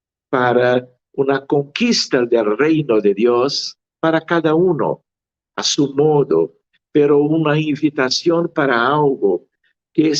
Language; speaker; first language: Spanish; non-native, fluent; Portuguese